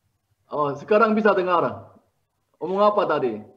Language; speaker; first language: Indonesian; non-native, learner; Korean